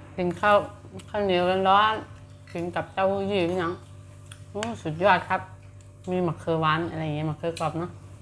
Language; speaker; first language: Thai; native; Thai